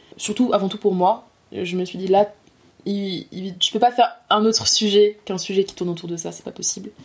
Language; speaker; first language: French; native; French